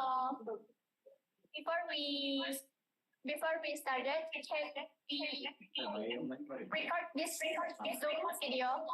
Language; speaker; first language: English; non-native, learner; Indonesian